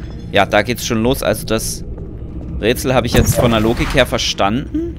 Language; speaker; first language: German; native; German